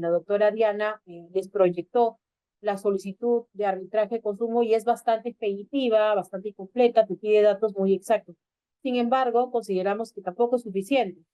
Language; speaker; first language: Spanish; native; Spanish